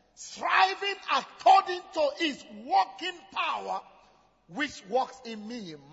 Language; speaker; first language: English; non-native, local second language; Yoruba